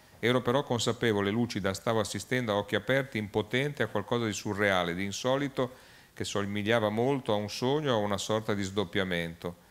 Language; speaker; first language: Italian; native; Italian